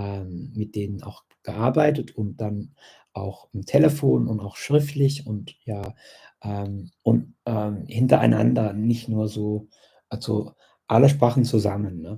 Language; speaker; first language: German; non-native, fluent; English